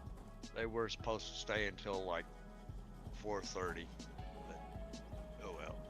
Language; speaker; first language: English; native; English